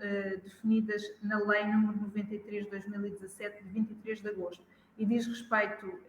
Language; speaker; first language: Portuguese; native; Portuguese